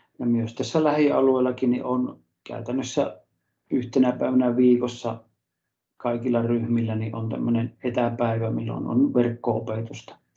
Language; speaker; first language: Finnish; native; Finnish